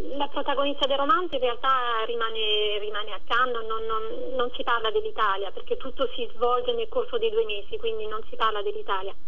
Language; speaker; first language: Italian; native; Italian